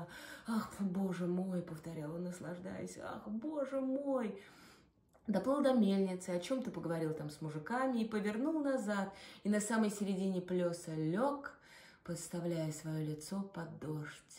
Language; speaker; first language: Russian; native; Russian